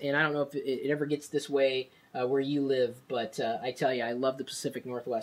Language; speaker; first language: English; native; English